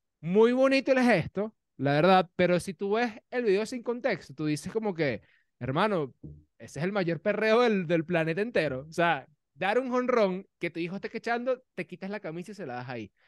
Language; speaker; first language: Spanish; native; Spanish